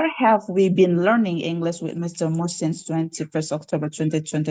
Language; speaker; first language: English; non-native, learner; Indonesian